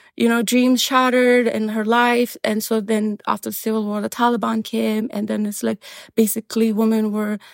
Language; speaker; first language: English; non-native, fluent; Pashto